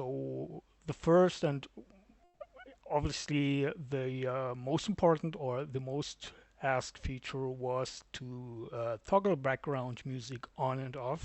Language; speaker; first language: English; non-native, fluent; German